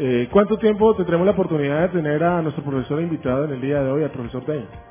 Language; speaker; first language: Spanish; native; Spanish